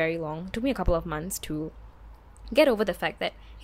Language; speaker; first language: English; native; English